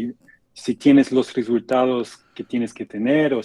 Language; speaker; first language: Spanish; non-native, fluent; German